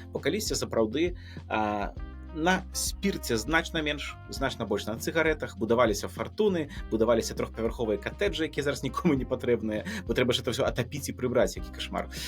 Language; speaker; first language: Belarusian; non-native, local second language; Russian